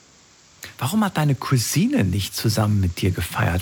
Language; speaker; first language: German; native; German